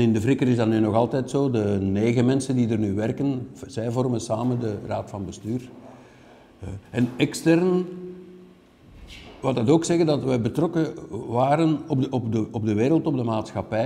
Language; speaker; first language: Dutch; native; Dutch